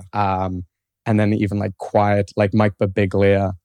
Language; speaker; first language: English; native; English